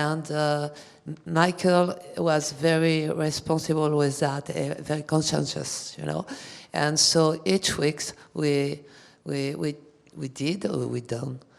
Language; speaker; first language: English; non-native, learner; French